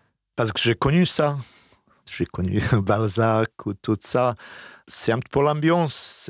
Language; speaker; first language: French; non-native, fluent; Bosnian